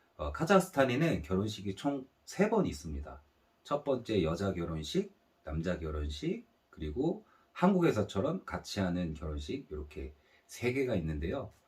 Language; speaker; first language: Korean; native; Korean